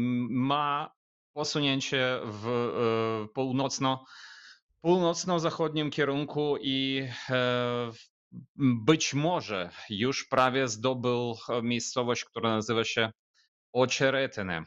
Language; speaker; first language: Polish; non-native, fluent; Ukrainian